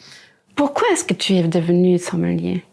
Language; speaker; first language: French; non-native, local second language; Luxembourgish